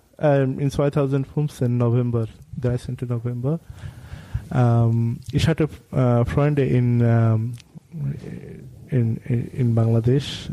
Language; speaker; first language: German; non-native, learner; Bangla